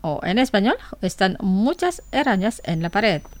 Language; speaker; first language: Spanish; non-native, fluent; Indonesian